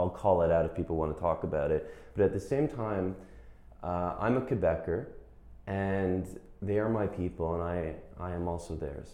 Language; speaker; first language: English; native; English